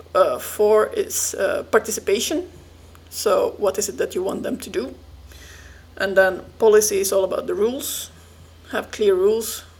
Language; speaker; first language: English; non-native, fluent; Finnish